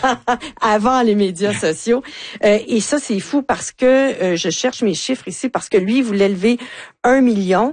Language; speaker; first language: French; native; French